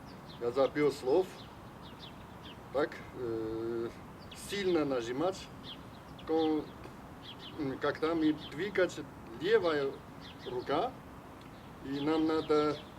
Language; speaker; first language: Russian; non-native, learner; Chinese